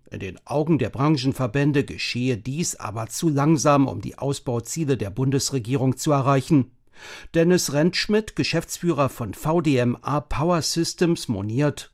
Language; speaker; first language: German; native; German